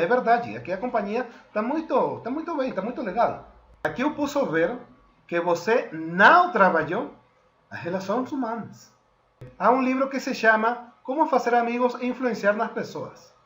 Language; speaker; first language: Portuguese; non-native, fluent; Spanish